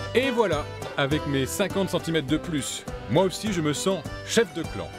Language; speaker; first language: French; native; French